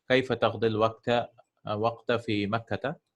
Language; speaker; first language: Arabic; non-native, fluent; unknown